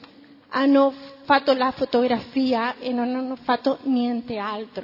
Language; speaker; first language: Italian; non-native, fluent; Spanish